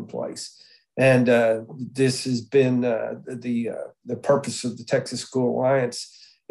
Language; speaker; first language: English; native; English